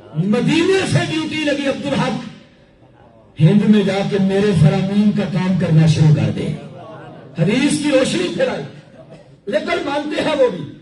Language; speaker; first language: Urdu; non-native, local second language; Punjabi